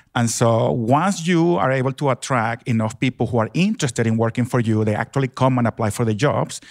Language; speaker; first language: English; non-native, fluent; Spanish